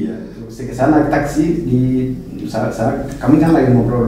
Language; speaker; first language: Indonesian; non-native, fluent; Arabic